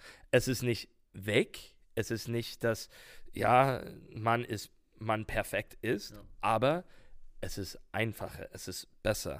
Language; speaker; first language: German; non-native, learner; English